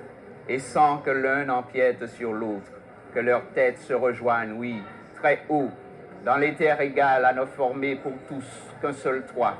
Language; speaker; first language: French; native; French